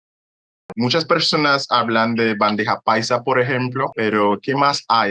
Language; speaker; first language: Spanish; non-native, fluent; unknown